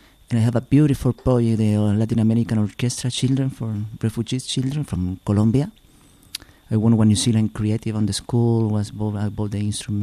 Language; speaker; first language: English; non-native, learner; Spanish